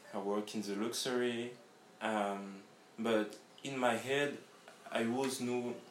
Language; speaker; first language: English; non-native, learner; French